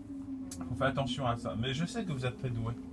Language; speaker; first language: French; native; French